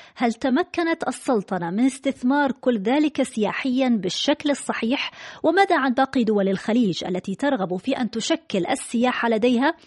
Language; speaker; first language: Arabic; native; Arabic